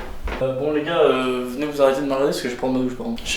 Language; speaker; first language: French; native; French